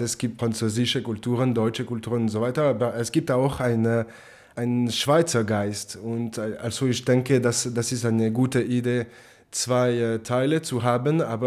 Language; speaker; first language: German; non-native, local second language; French